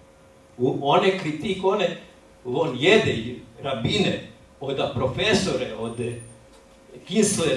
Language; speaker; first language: German; non-native, learner; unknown